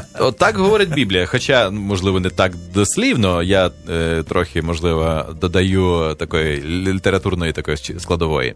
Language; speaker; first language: Ukrainian; native; Ukrainian